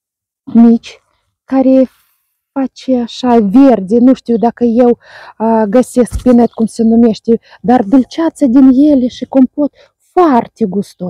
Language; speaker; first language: Romanian; non-native, learner; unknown